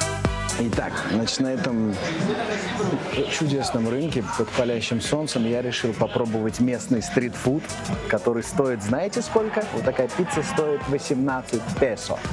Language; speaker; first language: Russian; native; Russian